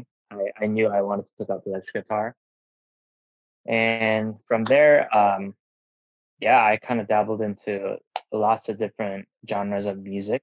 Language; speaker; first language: English; non-native, fluent; Korean